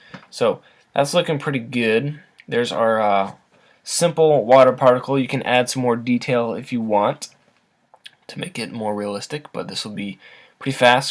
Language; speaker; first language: English; native; English